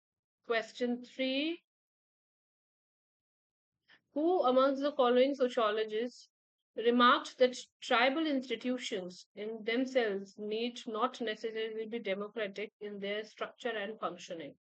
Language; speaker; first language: English; non-native, local second language; Hindi